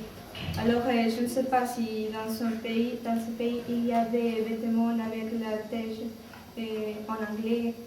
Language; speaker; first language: French; non-native, learner; Spanish